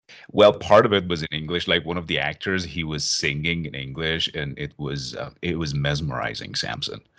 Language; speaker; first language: English; non-native, fluent; Persian